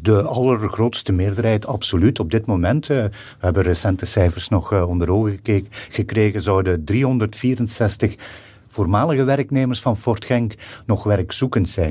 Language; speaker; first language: Dutch; native; Dutch